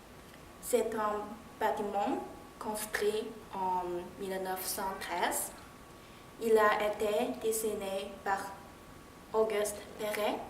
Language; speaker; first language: French; non-native, learner; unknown